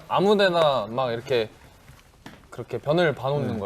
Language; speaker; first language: Korean; native; Korean